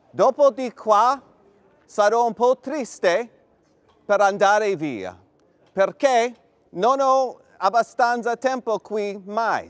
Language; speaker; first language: Italian; non-native, learner; English